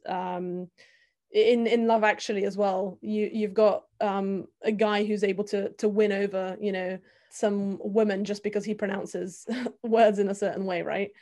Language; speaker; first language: English; early bilingual, other home language; Bulgarian